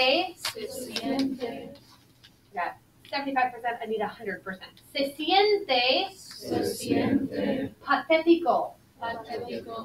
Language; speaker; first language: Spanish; non-native, fluent; English